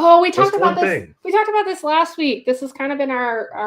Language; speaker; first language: English; native; English